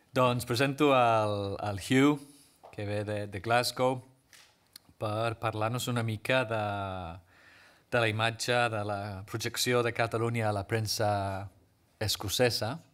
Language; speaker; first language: Catalan; native; Catalan